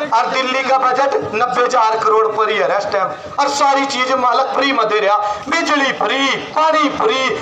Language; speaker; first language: Hindi; native; Hindi